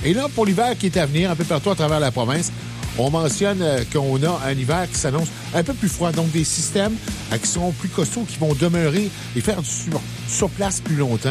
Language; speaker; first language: French; native; French